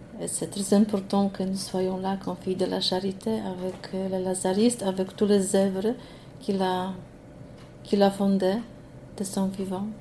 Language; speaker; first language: French; non-native, learner; Polish